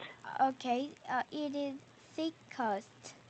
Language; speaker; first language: English; non-native, learner; Korean